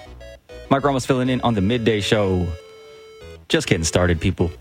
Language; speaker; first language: English; native; English